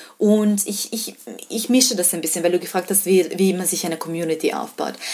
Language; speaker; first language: German; early bilingual, other home language; Serbian